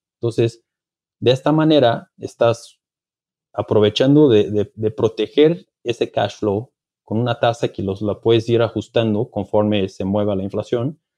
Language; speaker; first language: Spanish; non-native, fluent; Portuguese